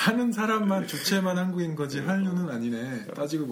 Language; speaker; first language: Korean; native; Korean